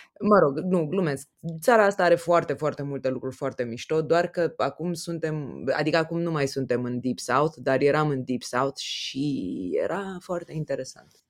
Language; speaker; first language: Romanian; native; Romanian